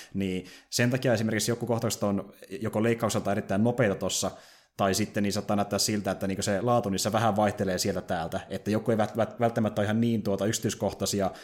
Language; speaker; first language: Finnish; native; Finnish